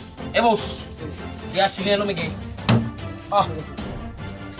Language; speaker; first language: Indonesian; non-native, local second language; Nias